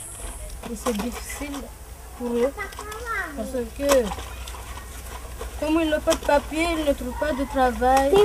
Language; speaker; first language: French; non-native, local second language; Comorian